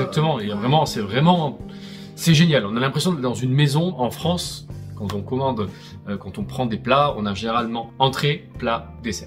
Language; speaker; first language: French; native; French